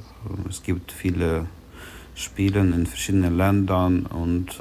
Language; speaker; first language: German; non-native, learner; Ukrainian